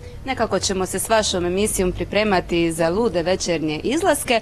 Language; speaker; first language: Croatian; native; Croatian